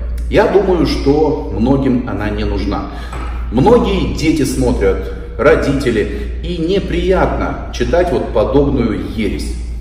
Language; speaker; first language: Russian; native; Russian